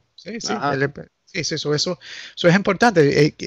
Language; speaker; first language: Spanish; early bilingual, heritage; Spanish